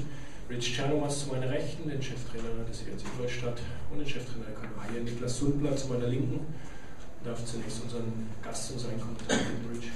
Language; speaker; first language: German; native; German